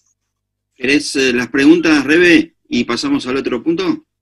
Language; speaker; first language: Spanish; native; Spanish